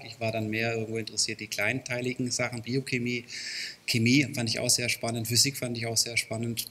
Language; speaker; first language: German; native; German